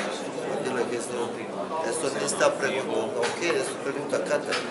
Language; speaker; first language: Spanish; non-native, fluent; Croatian